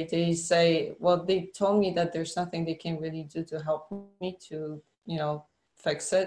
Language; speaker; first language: English; non-native, fluent; Polish